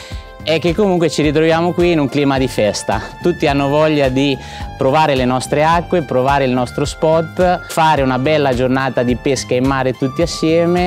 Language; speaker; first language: Italian; native; Italian